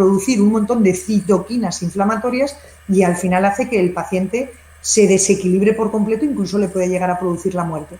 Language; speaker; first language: Spanish; native; Spanish